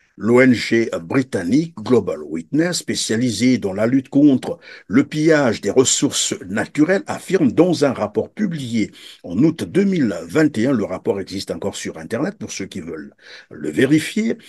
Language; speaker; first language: French; non-native, local second language; Lingala